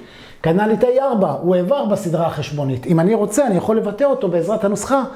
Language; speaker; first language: Hebrew; native; Hebrew